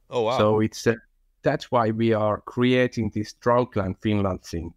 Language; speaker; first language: English; non-native, fluent; Finnish